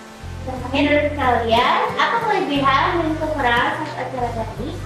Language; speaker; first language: Indonesian; native; Indonesian